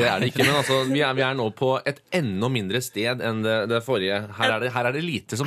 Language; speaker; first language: Norwegian; native; Norwegian